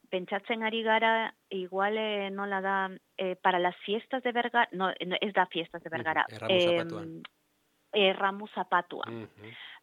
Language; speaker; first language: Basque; non-native, learner; Spanish